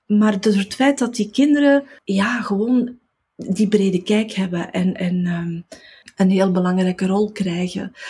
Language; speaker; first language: Dutch; native; Dutch